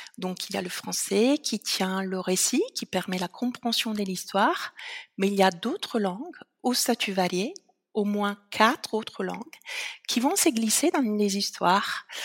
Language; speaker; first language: French; non-native, fluent; Italian